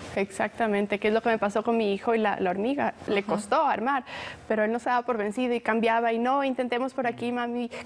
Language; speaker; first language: Spanish; native; Spanish